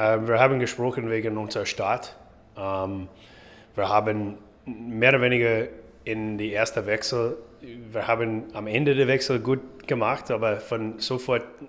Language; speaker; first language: German; non-native, fluent; English